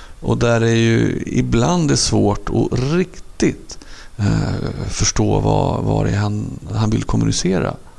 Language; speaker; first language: Swedish; native; Swedish